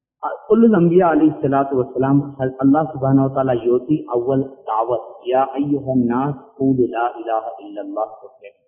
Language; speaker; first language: Arabic; non-native, learner; Urdu